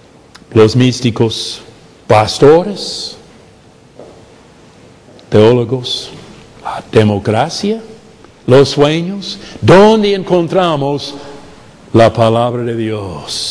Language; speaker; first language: Spanish; non-native, fluent; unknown